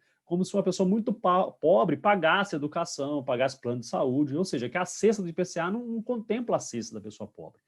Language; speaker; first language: Portuguese; native; Portuguese